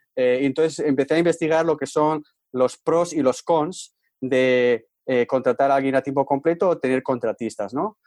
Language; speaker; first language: Spanish; native; Spanish